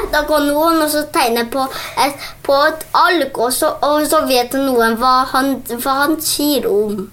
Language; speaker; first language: Norwegian; early bilingual, other home language; Polish